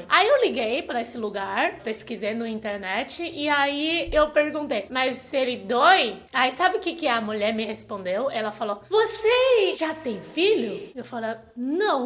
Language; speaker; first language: Portuguese; non-native, fluent; Chinese